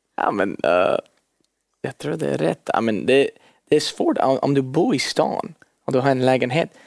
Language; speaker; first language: Swedish; early bilingual, heritage; Swedish